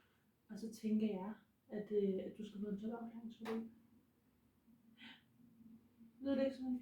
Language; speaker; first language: Danish; native; Danish